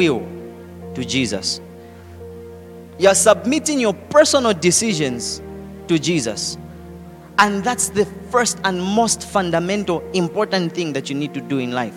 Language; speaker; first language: English; non-native, local second language; Nyanja